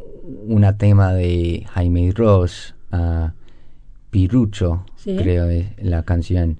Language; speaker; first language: Spanish; non-native, learner; English